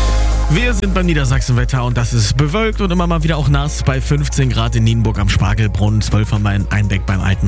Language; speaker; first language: German; native; German